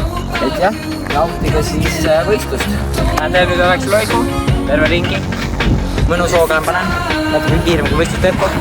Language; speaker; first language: Estonian; native; Estonian